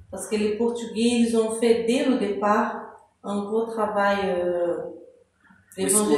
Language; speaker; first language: French; non-native, fluent; Portuguese